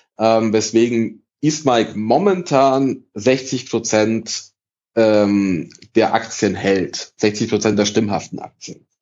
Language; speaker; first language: German; early bilingual, other home language; Italian